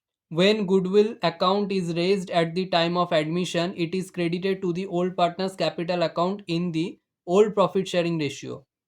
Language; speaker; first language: English; non-native, local second language; Bangla